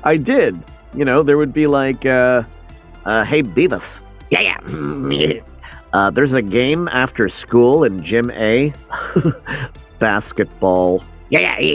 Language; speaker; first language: English; native; English